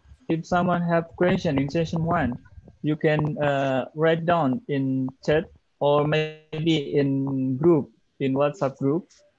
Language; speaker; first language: English; non-native, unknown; Indonesian